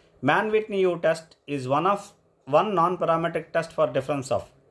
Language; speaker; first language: English; non-native, local second language; Telugu